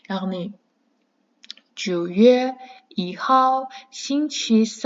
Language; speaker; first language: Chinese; non-native, fluent; Kazakh